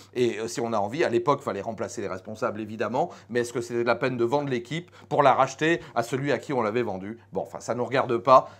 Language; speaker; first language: French; native; French